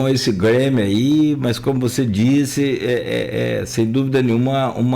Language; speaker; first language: Portuguese; native; Portuguese